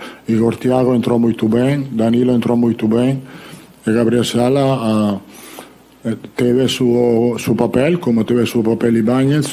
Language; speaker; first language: Portuguese; non-native, learner; Italian